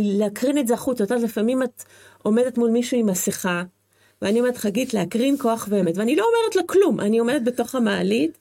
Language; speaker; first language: Hebrew; non-native, fluent; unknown